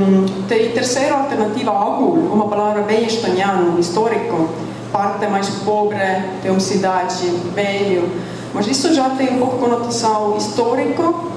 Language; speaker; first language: Portuguese; non-native, fluent; Estonian